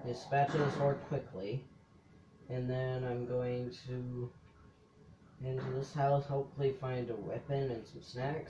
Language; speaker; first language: English; native; English